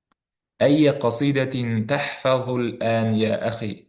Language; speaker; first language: Arabic; non-native, fluent; Uzbek